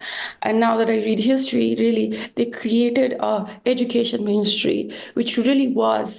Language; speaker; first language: English; non-native, fluent; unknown